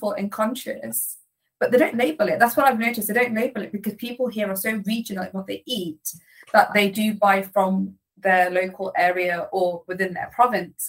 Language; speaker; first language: English; native; English